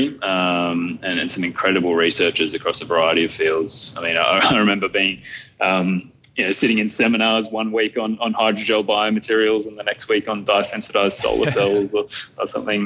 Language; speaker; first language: English; native; English